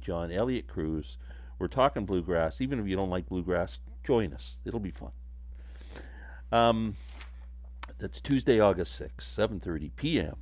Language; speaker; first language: English; native; English